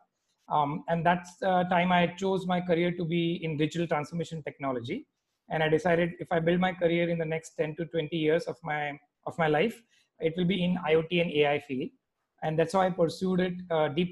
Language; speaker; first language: English; non-native, local second language; Hindi